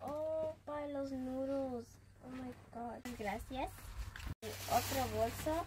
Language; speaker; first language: Spanish; early bilingual, other home language; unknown